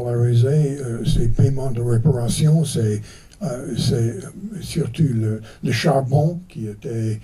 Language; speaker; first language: French; non-native, fluent; English